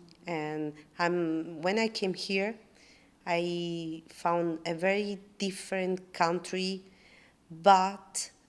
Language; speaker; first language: English; non-native, learner; Italian